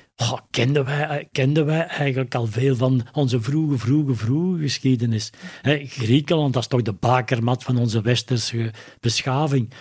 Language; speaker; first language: Dutch; native; Dutch